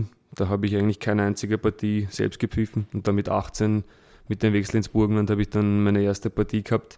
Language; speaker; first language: German; early bilingual, other home language; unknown